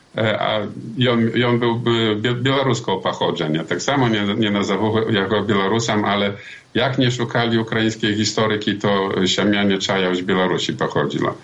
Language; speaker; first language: Polish; non-native, local second language; Belarusian